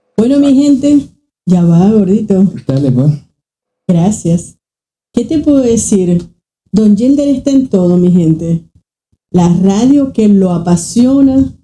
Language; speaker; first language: Spanish; native; Spanish